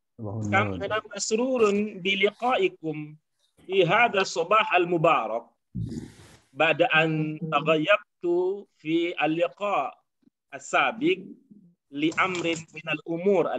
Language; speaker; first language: Arabic; non-native, fluent; Indonesian